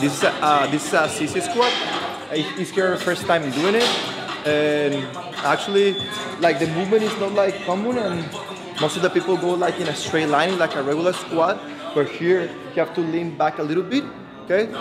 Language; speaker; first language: English; non-native, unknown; Spanish